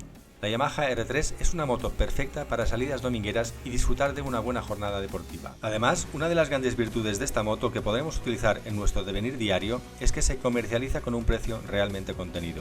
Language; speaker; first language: Spanish; native; Spanish